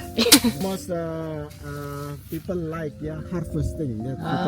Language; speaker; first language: English; non-native, learner; Indonesian